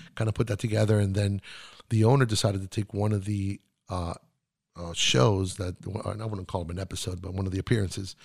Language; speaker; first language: English; non-native, fluent; Spanish